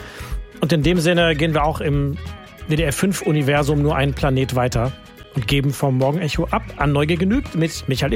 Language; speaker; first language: German; native; German